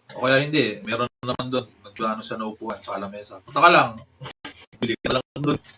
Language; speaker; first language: Filipino; early bilingual, heritage; Filipino